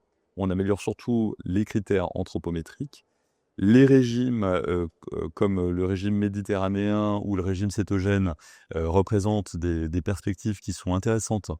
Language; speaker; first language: French; native; French